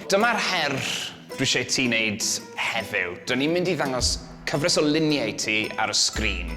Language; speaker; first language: Welsh; native; Welsh